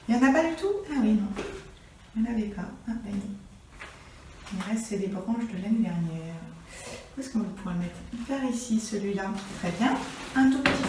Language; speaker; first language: French; native; French